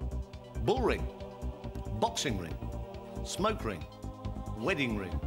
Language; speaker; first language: English; native; English